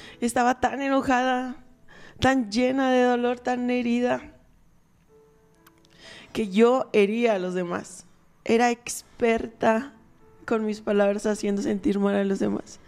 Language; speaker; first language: Spanish; native; Spanish